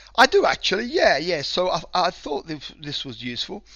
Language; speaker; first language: English; non-native, fluent; Spanish